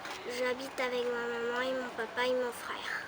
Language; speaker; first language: French; early bilingual, heritage; French